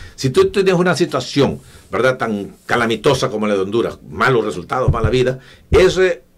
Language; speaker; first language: Spanish; native; Spanish